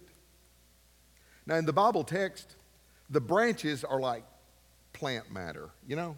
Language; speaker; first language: English; native; English